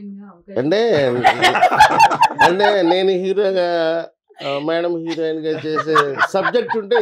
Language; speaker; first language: Telugu; native; Telugu